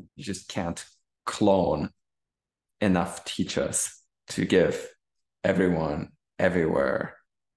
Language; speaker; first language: English; non-native, fluent; German